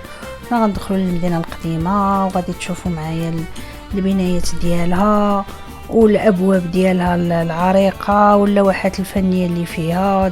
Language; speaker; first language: Arabic; native; Arabic